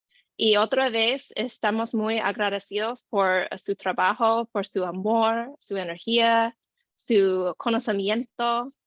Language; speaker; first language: Spanish; non-native, learner; English